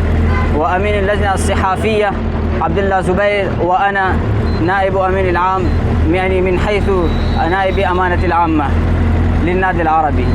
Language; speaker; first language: Arabic; non-native, fluent; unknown